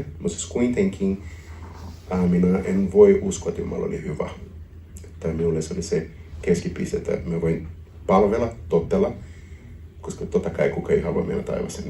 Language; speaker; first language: Finnish; non-native, learner; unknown